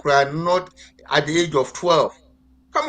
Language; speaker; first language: English; non-native, local second language; Akan